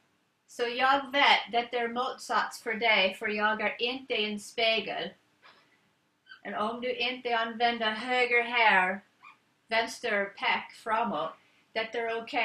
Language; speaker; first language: Swedish; non-native, learner; English